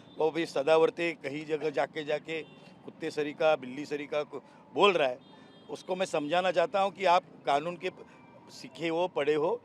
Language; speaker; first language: Hindi; non-native, local second language; Marathi